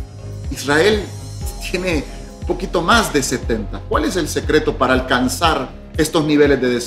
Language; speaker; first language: Spanish; native; Spanish